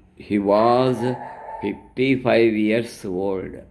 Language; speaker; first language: English; non-native, local second language; Telugu